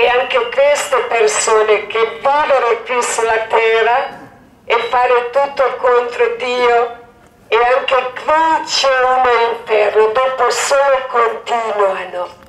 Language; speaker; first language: Italian; non-native, learner; Croatian